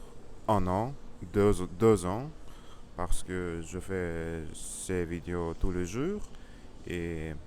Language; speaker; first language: French; non-native, learner; Russian